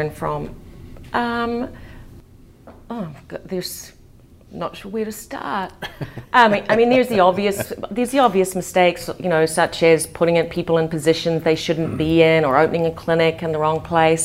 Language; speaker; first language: English; native; English